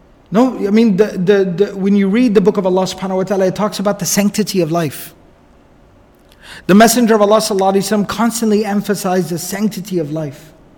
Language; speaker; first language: English; native; English